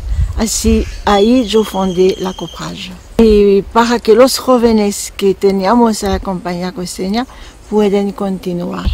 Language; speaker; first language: Spanish; non-native, fluent; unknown